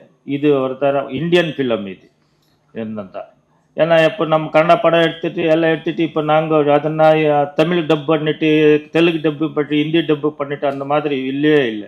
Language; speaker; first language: Tamil; non-native, learner; Kannada